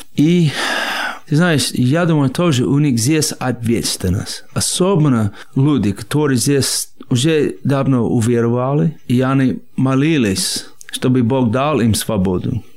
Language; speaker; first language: Russian; non-native, fluent; English